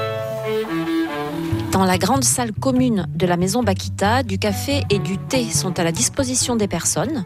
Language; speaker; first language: French; native; French